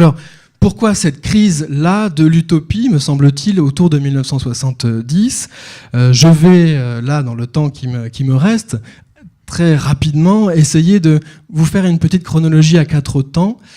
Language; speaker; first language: French; native; French